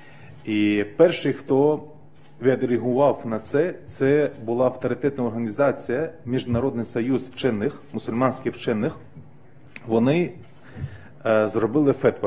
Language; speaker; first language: Ukrainian; non-native, fluent; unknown